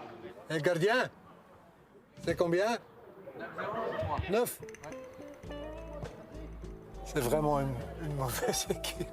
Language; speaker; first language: French; non-native, local second language; Dutch